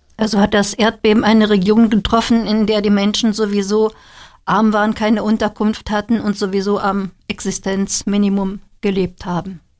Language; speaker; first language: German; native; German